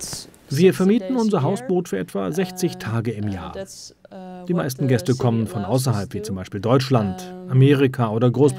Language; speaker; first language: German; native; German